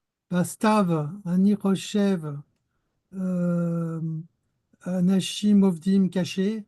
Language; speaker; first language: Hebrew; non-native, learner; French